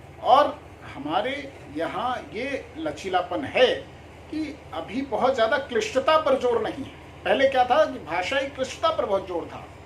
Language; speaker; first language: Hindi; native; Hindi